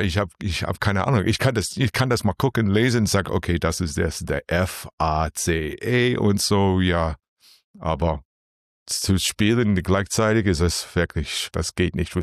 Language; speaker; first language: German; non-native, learner; English